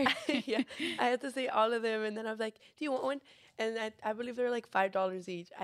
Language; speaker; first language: English; early bilingual, other home language; Spanish